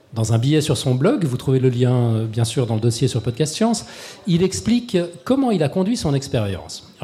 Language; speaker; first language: French; native; French